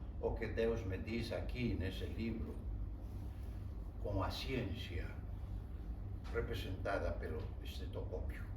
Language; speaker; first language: Portuguese; non-native, fluent; Spanish